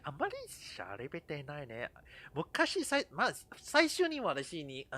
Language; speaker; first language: Japanese; non-native, fluent; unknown